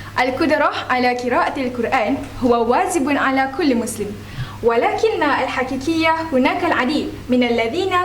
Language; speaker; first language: Arabic; non-native, learner; Malay